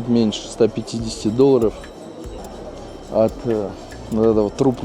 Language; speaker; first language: Russian; native; Russian